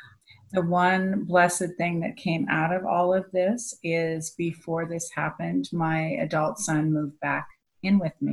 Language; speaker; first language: English; native; English